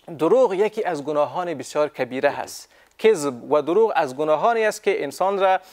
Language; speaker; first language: Persian; native; Persian